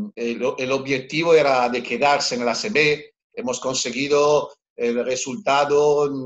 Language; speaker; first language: Spanish; non-native, learner; Italian